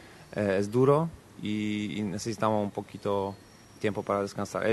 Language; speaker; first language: Spanish; non-native, fluent; Polish